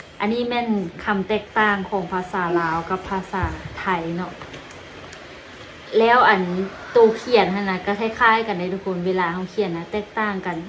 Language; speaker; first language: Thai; non-native, learner; Lao